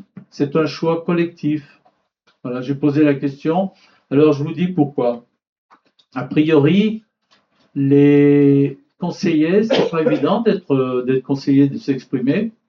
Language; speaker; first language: French; native; French